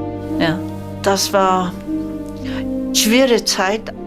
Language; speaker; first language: German; non-native, fluent; Korean